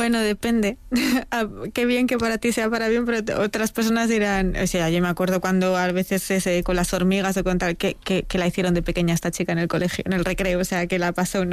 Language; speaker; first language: Spanish; native; Spanish